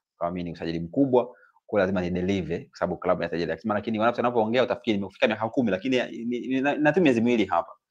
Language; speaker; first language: Swahili; native; Swahili